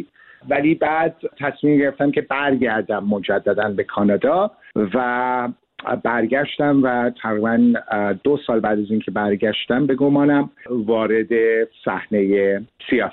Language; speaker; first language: Persian; early bilingual, heritage; Persian